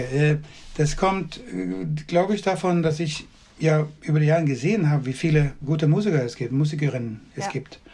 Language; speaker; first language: German; non-native, fluent; Swedish